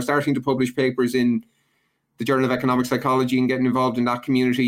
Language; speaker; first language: English; native; English